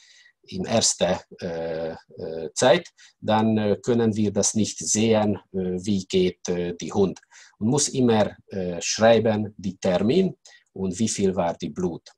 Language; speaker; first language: German; non-native, learner; Hungarian